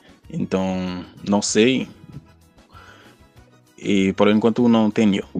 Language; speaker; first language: Portuguese; non-native, fluent; Haitian Creole